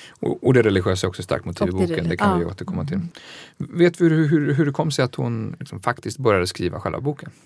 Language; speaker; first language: Swedish; native; Swedish